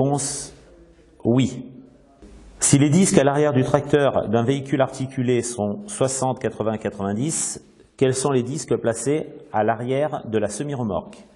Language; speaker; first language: French; native; French